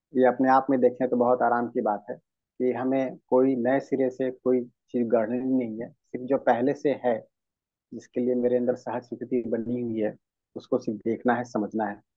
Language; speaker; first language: Hindi; native; Hindi